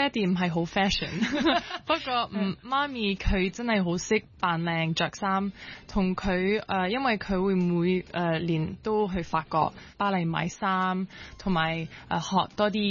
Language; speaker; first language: Cantonese; non-native, local second language; French